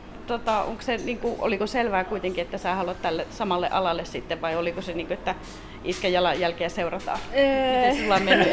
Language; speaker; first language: Finnish; native; Finnish